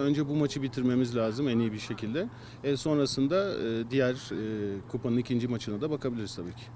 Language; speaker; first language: Turkish; native; Turkish